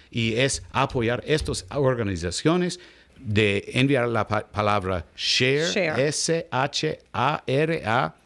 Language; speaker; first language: Spanish; non-native, learner; English